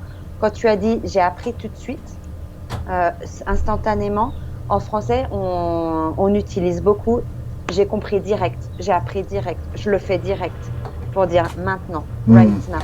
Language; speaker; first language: French; non-native, fluent; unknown